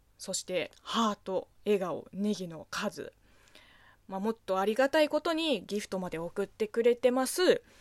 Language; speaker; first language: Japanese; non-native, fluent; Chinese